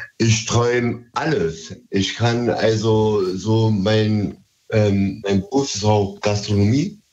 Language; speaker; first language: German; early bilingual, other home language; Turkish